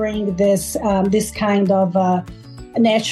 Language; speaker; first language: English; non-native, fluent; Portuguese